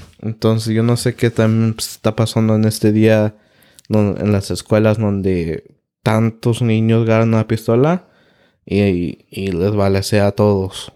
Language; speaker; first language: Spanish; early bilingual, heritage; Spanish